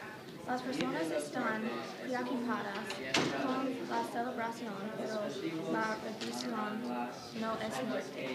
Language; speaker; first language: Spanish; non-native, learner; English